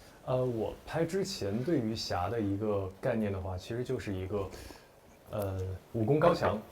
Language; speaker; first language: Chinese; native; Chinese